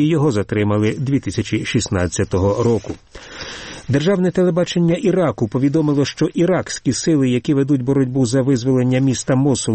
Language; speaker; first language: Ukrainian; native; Ukrainian